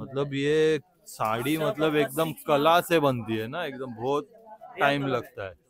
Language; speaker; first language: Hindi; non-native, local second language; Marathi